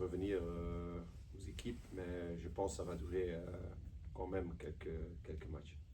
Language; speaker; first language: French; non-native, local second language; Dutch